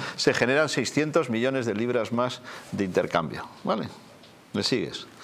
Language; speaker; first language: Spanish; native; Spanish